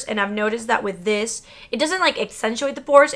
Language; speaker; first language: English; early bilingual, other home language; Spanish